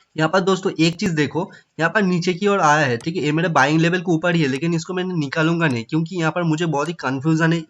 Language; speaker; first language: Hindi; non-native, local second language; Bangla